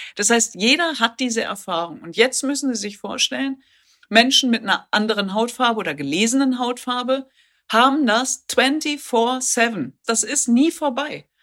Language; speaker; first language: German; native; German